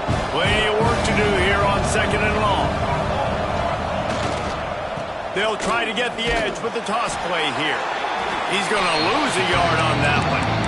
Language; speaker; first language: English; native; English